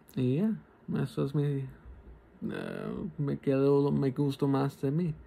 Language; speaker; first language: Spanish; early bilingual, heritage; Spanish